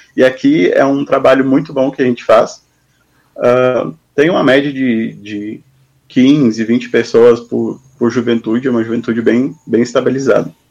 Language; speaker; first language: Portuguese; native; Portuguese